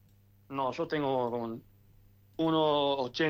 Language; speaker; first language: Spanish; early bilingual, heritage; English